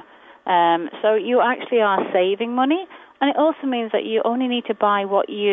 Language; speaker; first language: English; native; English